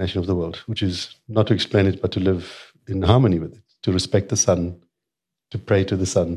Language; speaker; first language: English; native; English